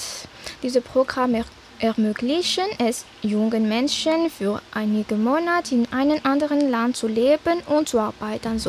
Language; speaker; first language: German; non-native, fluent; Malagasy